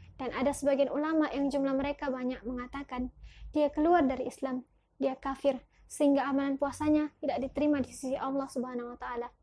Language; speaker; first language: Indonesian; early bilingual, heritage; Indonesian